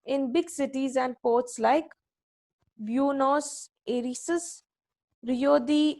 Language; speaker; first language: English; non-native, local second language; Kannada